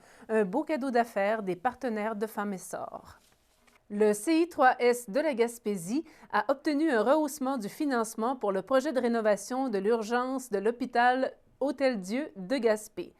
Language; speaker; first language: French; native; French